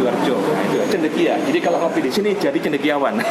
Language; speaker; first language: Indonesian; native; Indonesian